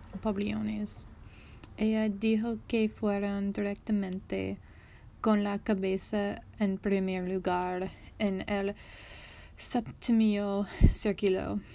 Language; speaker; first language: Spanish; non-native, learner; English